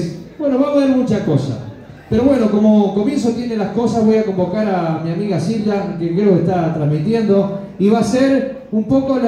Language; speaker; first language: Spanish; native; Spanish